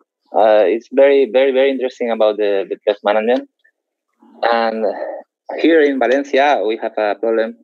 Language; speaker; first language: English; non-native, fluent; Spanish